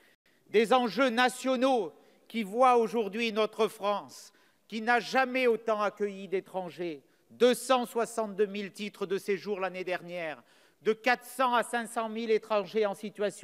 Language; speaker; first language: French; native; French